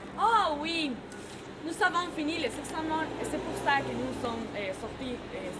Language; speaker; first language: French; non-native, learner; Spanish